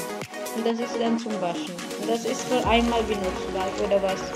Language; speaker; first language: German; non-native, learner; Filipino